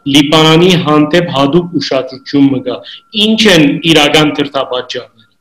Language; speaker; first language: Armenian; native; Armenian